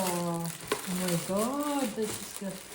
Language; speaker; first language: German; non-native, learner; Waray